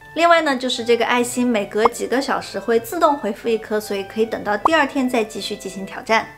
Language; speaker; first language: Chinese; native; Chinese